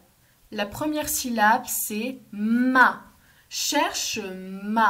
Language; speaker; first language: French; native; French